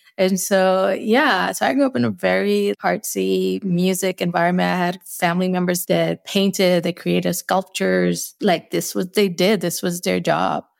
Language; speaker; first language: English; early bilingual, other home language; Spanish